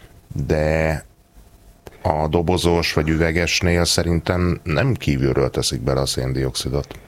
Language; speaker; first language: Hungarian; native; Hungarian